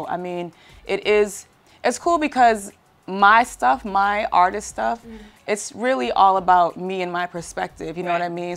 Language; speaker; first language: English; native; English